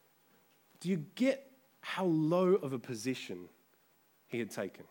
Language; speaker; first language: English; native; English